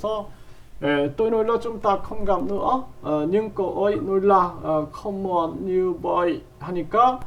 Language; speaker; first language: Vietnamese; non-native, learner; Korean